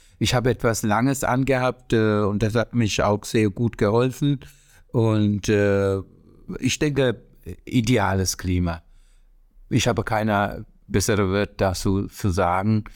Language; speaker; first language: German; non-native, learner; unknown